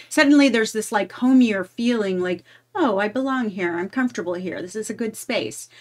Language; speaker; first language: English; native; English